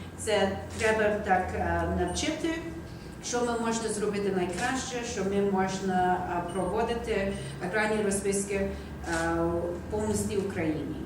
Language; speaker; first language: Ukrainian; non-native, learner; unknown